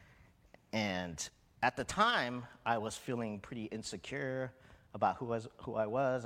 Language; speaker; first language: English; native; English